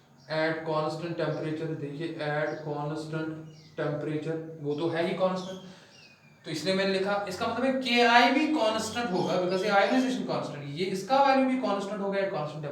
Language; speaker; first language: Hindi; non-native, local second language; Kashmiri